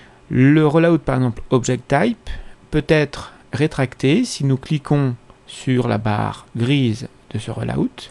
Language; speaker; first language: French; native; French